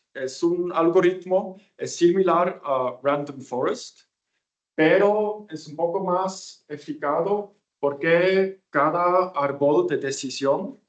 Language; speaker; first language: Spanish; non-native, fluent; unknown